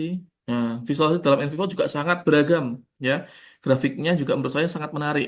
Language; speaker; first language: Indonesian; native; Indonesian